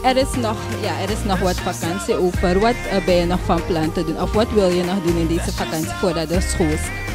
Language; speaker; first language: Dutch; native; Dutch